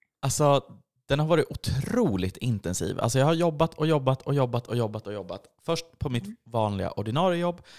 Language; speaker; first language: Swedish; native; Swedish